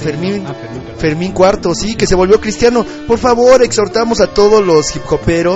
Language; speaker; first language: Spanish; native; Spanish